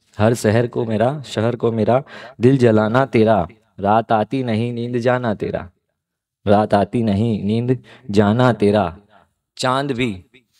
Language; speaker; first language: Hindi; non-native, local second language; Gujarati